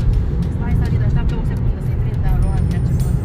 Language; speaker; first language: Romanian; early bilingual, other home language; Bangla